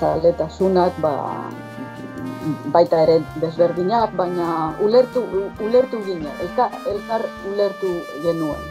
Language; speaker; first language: Basque; non-native, fluent; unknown